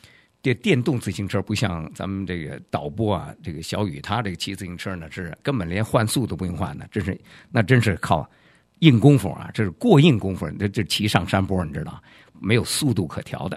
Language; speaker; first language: Chinese; native; Chinese